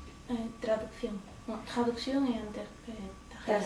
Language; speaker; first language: French; non-native, learner; Spanish